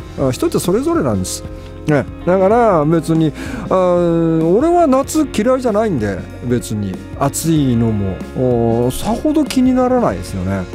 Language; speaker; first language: Japanese; native; Japanese